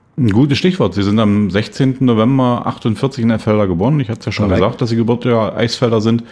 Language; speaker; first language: German; native; German